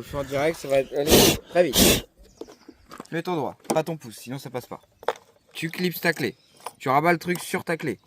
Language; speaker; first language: French; native; French